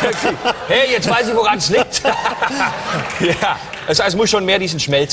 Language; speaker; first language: German; native; German